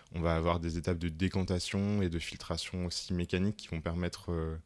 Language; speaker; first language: French; native; French